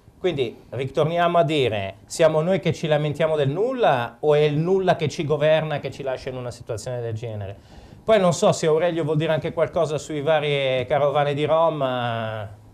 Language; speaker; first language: Italian; native; Italian